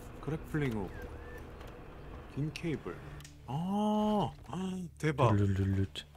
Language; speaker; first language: Korean; native; Korean